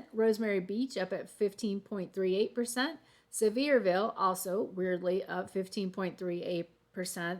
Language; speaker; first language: English; native; English